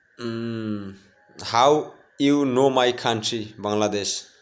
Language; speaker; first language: English; non-native, learner; Bangla